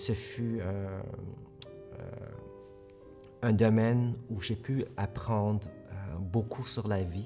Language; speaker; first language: French; early bilingual, other home language; Korean